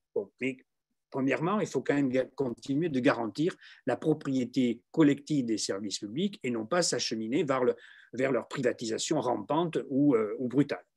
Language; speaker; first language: French; native; French